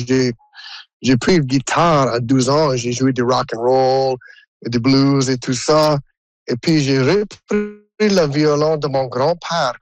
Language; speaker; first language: French; non-native, local second language; English